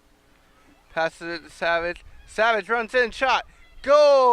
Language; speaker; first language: English; native; English